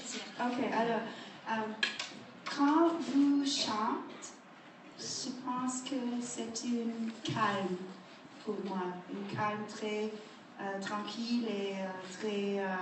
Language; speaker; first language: French; non-native, learner; English